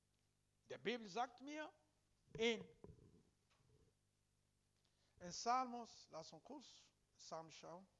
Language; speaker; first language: German; non-native, learner; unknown